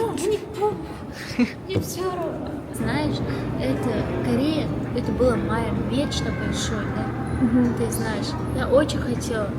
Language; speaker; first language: Russian; non-native, local second language; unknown